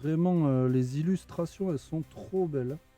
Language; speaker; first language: French; native; French